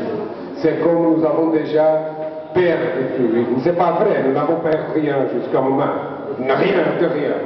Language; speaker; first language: French; non-native, learner; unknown